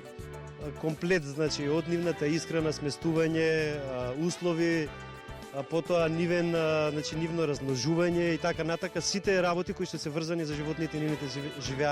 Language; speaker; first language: Macedonian; native; Macedonian